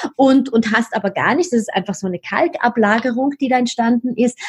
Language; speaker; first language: German; native; German